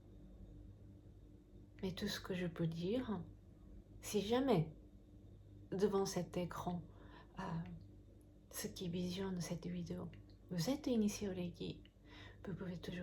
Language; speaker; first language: French; non-native, fluent; Japanese